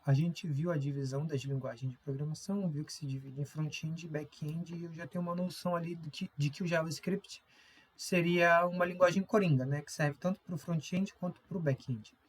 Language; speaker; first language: Portuguese; native; Portuguese